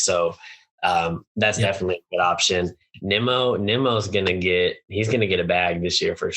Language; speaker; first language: English; native; English